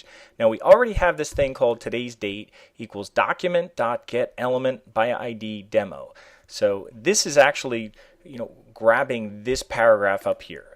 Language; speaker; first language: English; native; English